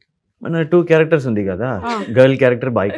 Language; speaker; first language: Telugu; non-native, learner; Tamil